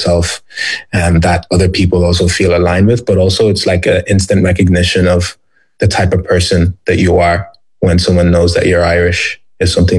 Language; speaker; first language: English; native; English